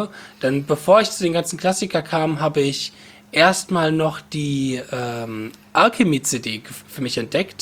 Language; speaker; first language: German; native; German